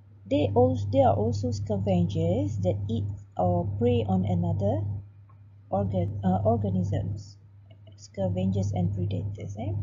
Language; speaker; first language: English; non-native, local second language; Malay